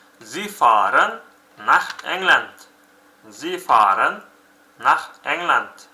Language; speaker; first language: German; non-native, fluent; Uzbek